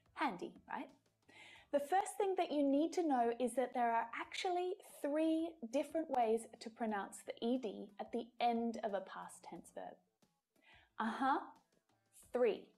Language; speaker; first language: English; native; English